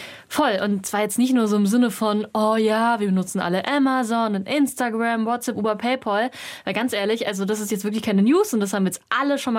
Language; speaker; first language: German; native; German